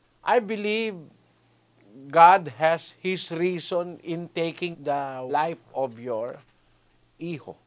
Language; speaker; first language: English; non-native, local second language; Filipino